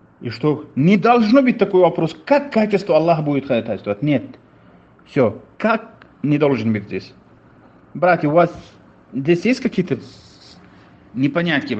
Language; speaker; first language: Russian; non-native, fluent; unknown